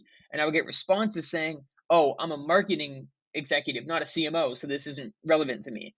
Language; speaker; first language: English; native; English